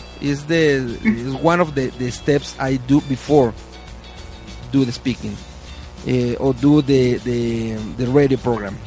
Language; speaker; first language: English; non-native, learner; Spanish